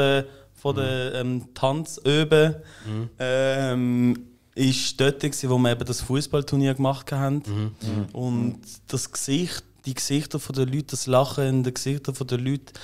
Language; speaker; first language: German; native; German